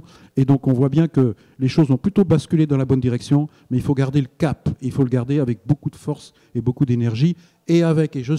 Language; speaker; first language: French; native; French